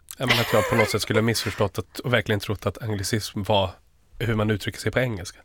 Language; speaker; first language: Swedish; native; Swedish